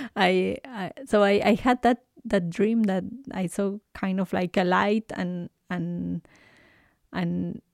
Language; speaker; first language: English; non-native, fluent; Spanish